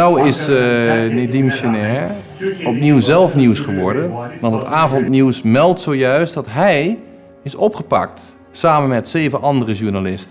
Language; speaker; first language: Dutch; native; Dutch